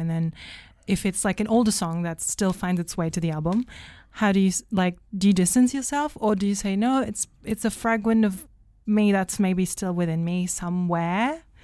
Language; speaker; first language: English; non-native, fluent; German